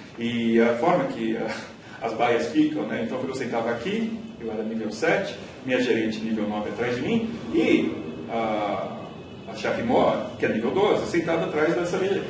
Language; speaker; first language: Portuguese; native; Portuguese